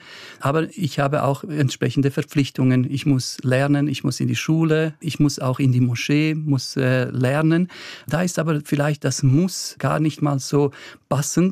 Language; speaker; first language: German; early bilingual, other home language; Bosnian